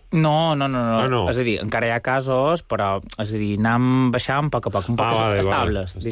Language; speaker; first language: Catalan; native; Catalan